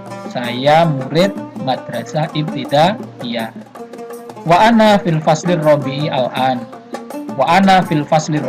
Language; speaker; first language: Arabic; non-native, fluent; Indonesian